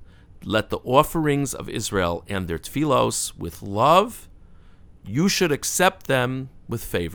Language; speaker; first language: English; native; English